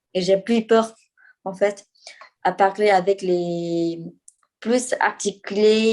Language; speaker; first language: French; non-native, fluent; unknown